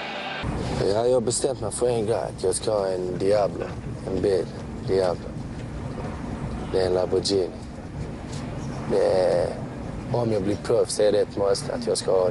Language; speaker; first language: Swedish; early bilingual, other home language; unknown